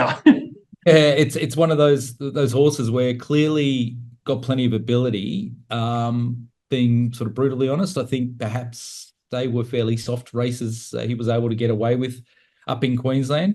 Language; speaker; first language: English; native; English